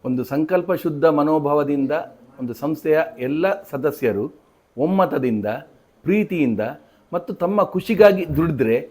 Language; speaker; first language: Kannada; native; Kannada